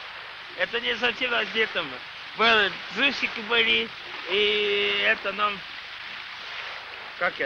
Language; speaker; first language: Russian; non-native, local second language; Estonian